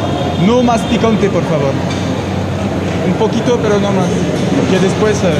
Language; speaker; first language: Spanish; non-native, learner; French